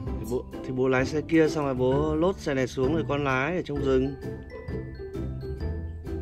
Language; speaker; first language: Vietnamese; native; Vietnamese